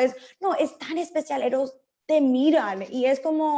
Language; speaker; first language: Spanish; early bilingual, heritage; Spanish